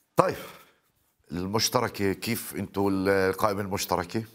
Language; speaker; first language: Hebrew; native; Hebrew